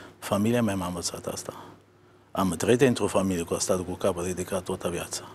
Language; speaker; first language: Romanian; non-native, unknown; Italian